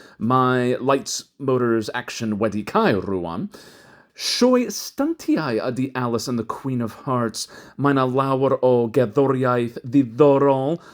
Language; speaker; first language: Welsh; non-native, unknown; English